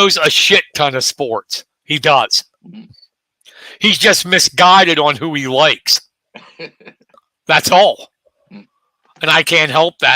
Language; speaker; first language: English; native; English